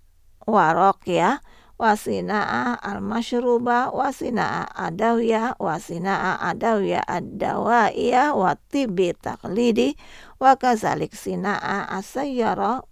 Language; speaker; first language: Arabic; non-native, fluent; Indonesian